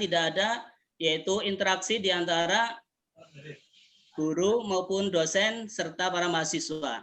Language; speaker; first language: Indonesian; native; Indonesian